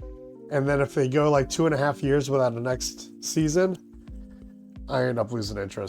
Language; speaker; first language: English; native; English